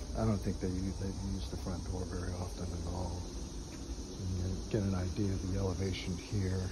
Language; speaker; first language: English; native; English